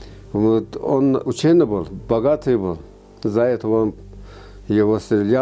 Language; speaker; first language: Russian; non-native, local second language; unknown